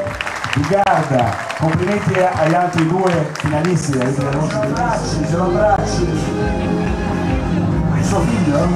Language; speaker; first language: Italian; native; Italian